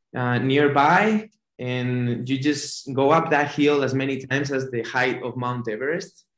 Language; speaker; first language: English; non-native, fluent; Spanish